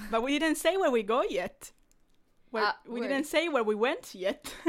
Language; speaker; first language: English; non-native, fluent; Italian